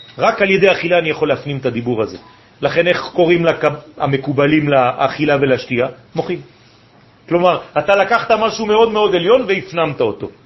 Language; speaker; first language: Hebrew; non-native, fluent; French